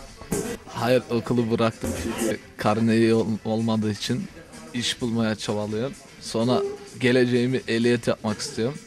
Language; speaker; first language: Turkish; early bilingual, heritage; Turkish